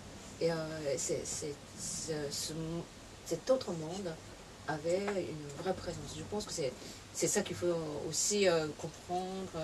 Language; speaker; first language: French; non-native, fluent; Japanese